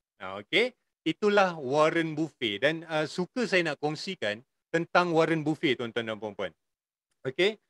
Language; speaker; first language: Malay; native; Malay